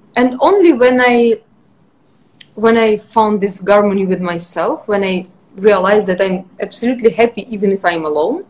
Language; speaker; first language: English; non-native, fluent; Russian